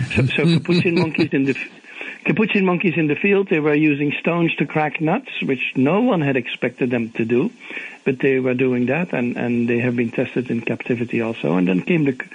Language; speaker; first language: English; non-native, fluent; Dutch